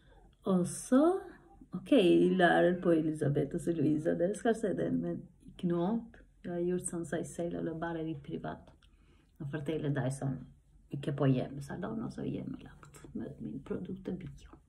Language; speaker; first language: Norwegian; non-native, learner; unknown